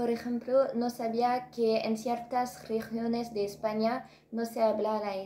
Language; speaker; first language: Spanish; non-native, learner; French